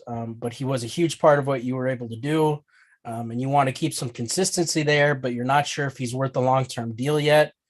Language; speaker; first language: English; native; English